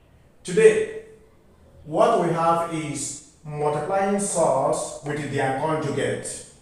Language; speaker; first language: English; non-native, local second language; Igbo